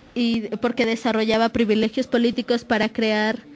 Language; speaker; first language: Spanish; non-native, fluent; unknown